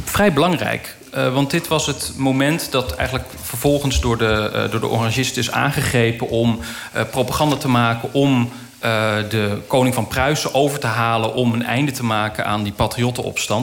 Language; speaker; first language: Dutch; native; Dutch